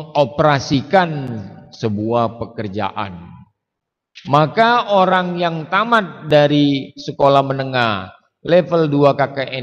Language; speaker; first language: Indonesian; native; Indonesian